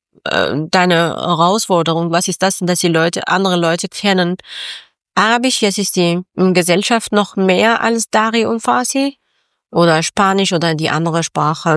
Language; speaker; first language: German; non-native, learner; Persian